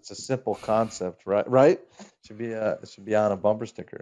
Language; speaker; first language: English; native; English